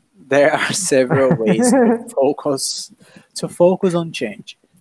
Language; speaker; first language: English; non-native, learner; Portuguese